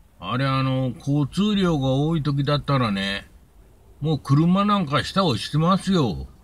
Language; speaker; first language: Japanese; native; Japanese